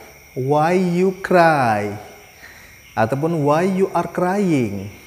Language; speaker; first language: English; non-native, fluent; Indonesian